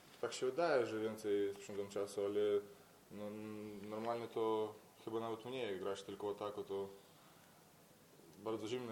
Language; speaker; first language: Polish; non-native, fluent; Belarusian